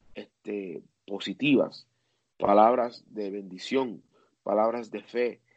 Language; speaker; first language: Spanish; early bilingual, heritage; Spanish